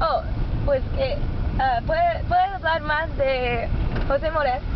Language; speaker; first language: Spanish; non-native, learner; English